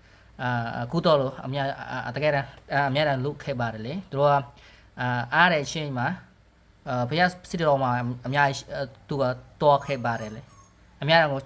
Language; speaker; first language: Burmese; non-native, learner; Khmer